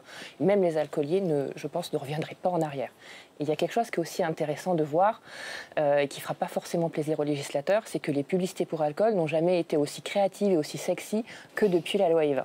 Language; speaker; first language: French; native; French